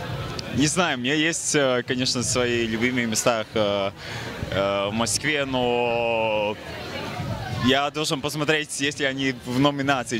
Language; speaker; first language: Russian; non-native, fluent; Latvian